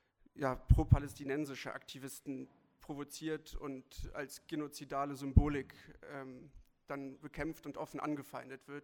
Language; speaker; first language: German; native; German